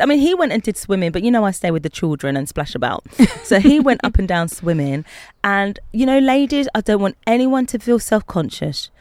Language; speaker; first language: English; native; English